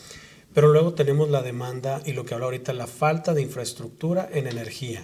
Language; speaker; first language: Spanish; native; Spanish